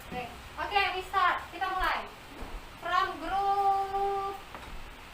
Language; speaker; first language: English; non-native, fluent; Indonesian